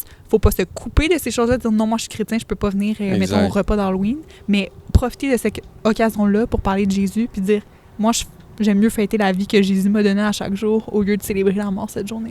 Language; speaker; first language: French; native; French